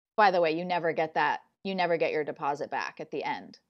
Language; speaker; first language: English; native; English